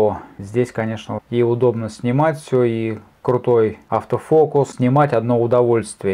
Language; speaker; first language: Russian; native; Russian